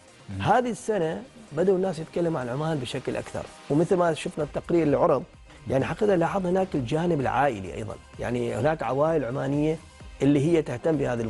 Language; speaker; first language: Arabic; native; Arabic